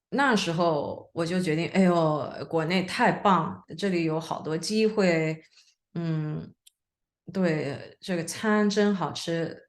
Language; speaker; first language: Chinese; early bilingual, heritage; Chinese